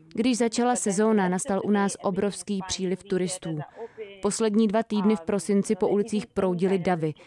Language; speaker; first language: Czech; non-native, fluent; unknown